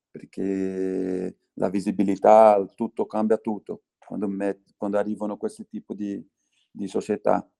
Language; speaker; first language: Italian; non-native, fluent; Portuguese